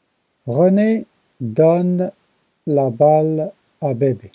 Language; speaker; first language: French; non-native, learner; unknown